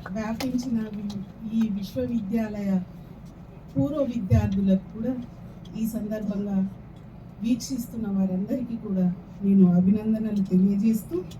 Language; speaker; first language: Telugu; non-native, local second language; Lambadi